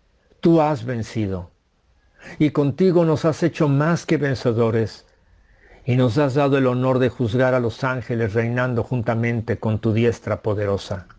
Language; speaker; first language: Spanish; native; Spanish